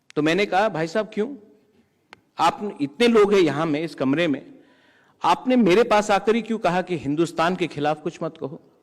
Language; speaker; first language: Hindi; non-native, local second language; Kok Borok